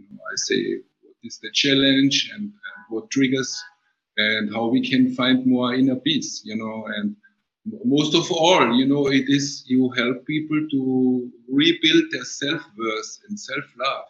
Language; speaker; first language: English; non-native, fluent; German